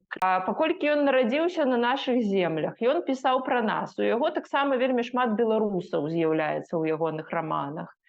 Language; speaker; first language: Belarusian; non-native, local second language; Russian